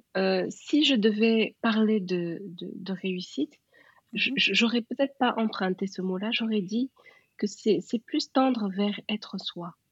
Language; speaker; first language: French; non-native, local second language; Wolof